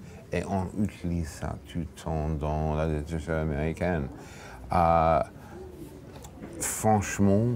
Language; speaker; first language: French; non-native, fluent; English